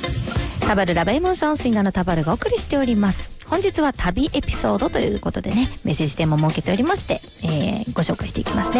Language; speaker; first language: Japanese; native; Japanese